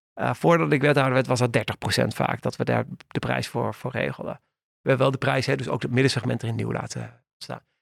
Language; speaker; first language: Dutch; native; Dutch